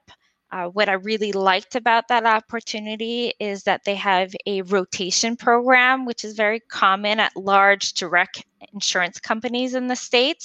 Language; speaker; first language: English; non-native, fluent; French